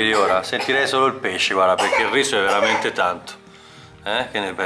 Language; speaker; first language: Italian; native; Italian